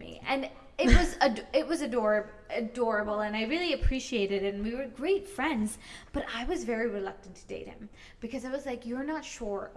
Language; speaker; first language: English; native; English